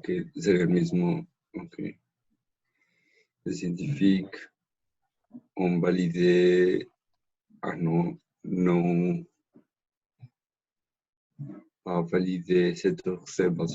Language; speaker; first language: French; non-native, learner; Spanish